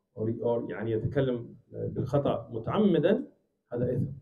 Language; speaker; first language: Arabic; non-native, learner; English